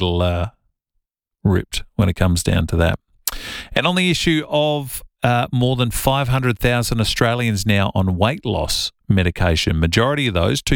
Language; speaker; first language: English; native; English